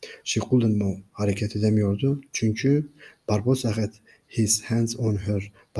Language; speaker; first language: English; non-native, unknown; Turkish